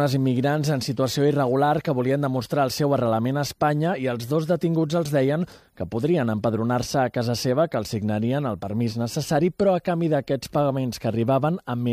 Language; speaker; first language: Catalan; native; Catalan